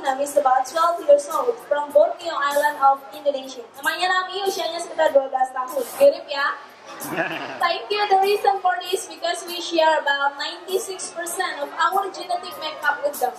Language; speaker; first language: English; non-native, fluent; Indonesian